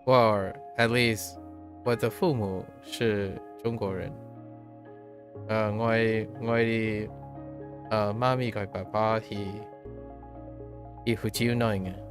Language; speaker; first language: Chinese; early bilingual, heritage; English